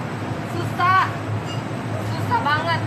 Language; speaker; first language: Indonesian; native; Indonesian